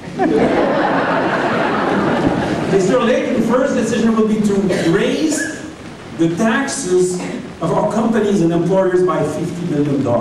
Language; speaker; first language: English; non-native, fluent; French